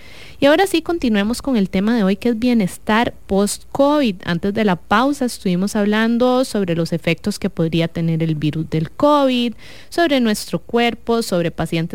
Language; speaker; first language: Spanish; native; Spanish